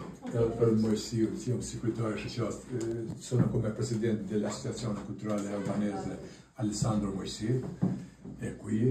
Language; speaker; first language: Italian; non-native, learner; Albanian